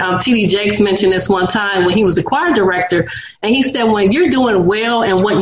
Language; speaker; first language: English; native; English